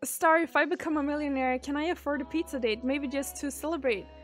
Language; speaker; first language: English; non-native, fluent; Swedish